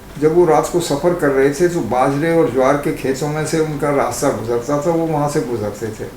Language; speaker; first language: Urdu; native; Urdu